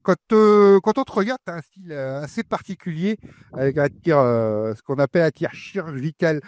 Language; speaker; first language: French; native; French